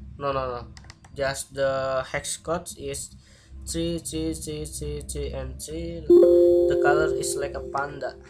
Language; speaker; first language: English; non-native, learner; Indonesian